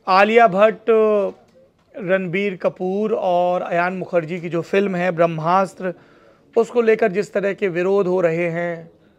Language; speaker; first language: Hindi; native; Hindi